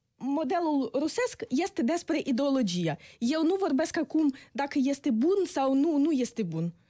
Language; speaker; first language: Romanian; non-native, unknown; Ukrainian